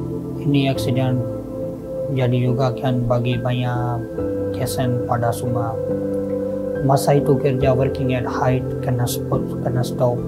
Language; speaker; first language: Indonesian; non-native, learner; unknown